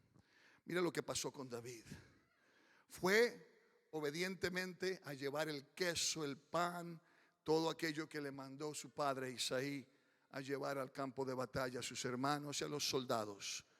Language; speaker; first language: Spanish; early bilingual, heritage; Spanish